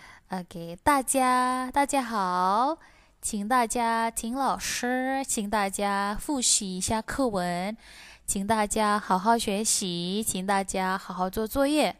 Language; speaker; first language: Chinese; non-native, fluent; Indonesian